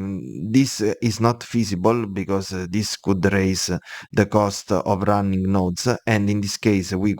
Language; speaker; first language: English; non-native, fluent; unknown